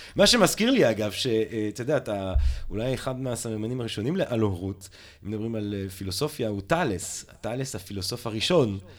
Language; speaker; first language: Hebrew; non-native, fluent; English